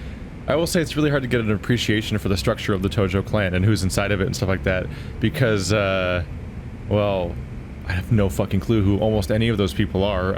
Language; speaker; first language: English; native; English